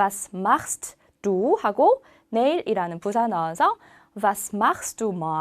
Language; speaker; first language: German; non-native, fluent; Korean